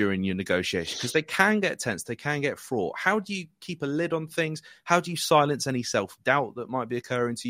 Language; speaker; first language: English; native; English